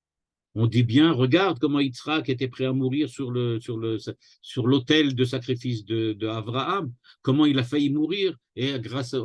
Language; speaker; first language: French; native; French